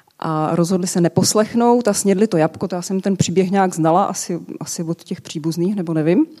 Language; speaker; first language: Czech; native; Czech